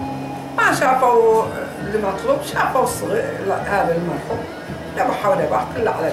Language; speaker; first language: Arabic; native; Arabic